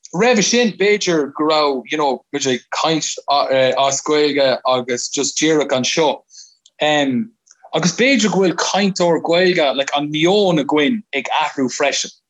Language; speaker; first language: Irish; non-native, local second language; English